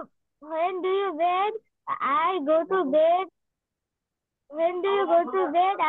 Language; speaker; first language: English; non-native, learner; Bangla